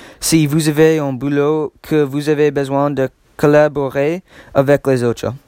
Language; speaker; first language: French; non-native, learner; English